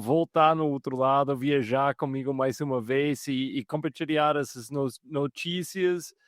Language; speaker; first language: Portuguese; non-native, fluent; English